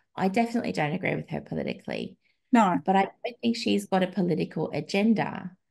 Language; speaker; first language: English; native; English